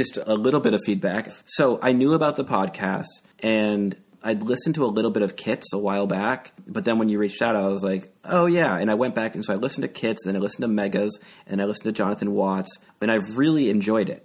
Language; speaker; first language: English; native; English